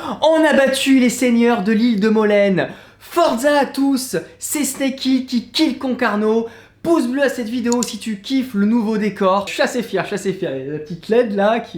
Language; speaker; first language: French; native; French